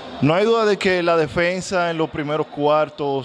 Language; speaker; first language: Spanish; native; Spanish